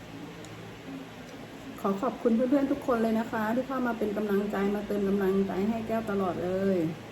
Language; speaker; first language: Thai; native; Thai